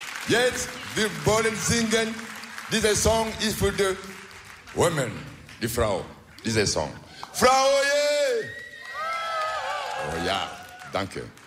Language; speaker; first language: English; non-native, learner; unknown